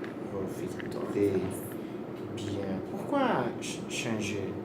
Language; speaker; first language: French; non-native, learner; Portuguese